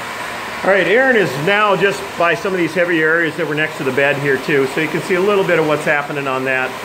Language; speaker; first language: English; native; English